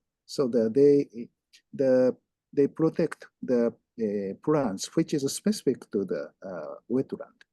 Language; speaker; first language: English; non-native, fluent; Japanese